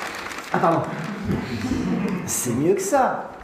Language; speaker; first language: French; native; French